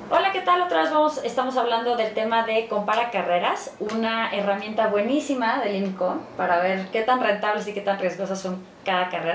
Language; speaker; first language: Spanish; native; Spanish